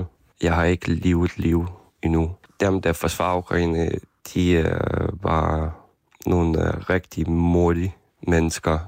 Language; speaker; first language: Danish; non-native, fluent; Ukrainian